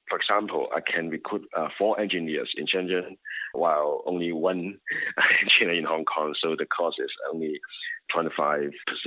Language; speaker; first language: English; non-native, local second language; Cantonese